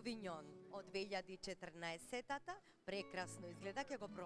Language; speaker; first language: Macedonian; native; Macedonian